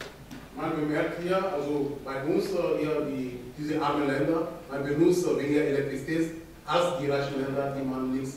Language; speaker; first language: German; non-native, fluent; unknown